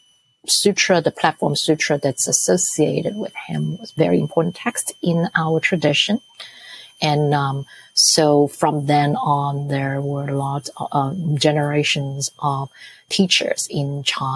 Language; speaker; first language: English; non-native, local second language; Cantonese